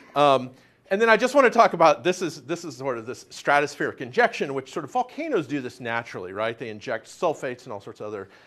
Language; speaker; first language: English; native; English